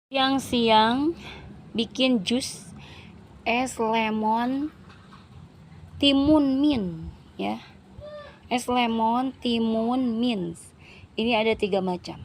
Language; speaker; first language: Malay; non-native, local second language; Sundanese